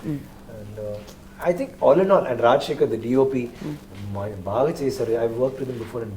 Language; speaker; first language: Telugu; non-native, learner; Tamil